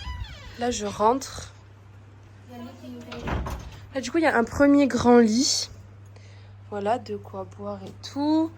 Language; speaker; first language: French; native; French